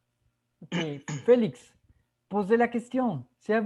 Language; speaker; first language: French; non-native, fluent; Spanish